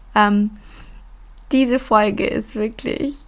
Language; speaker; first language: German; early bilingual, other home language; Filipino